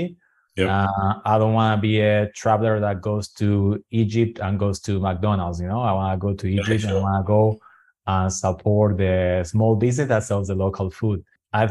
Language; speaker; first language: English; non-native, fluent; Spanish